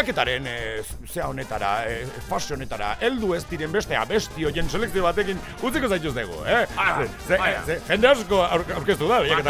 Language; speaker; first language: Basque; native; Basque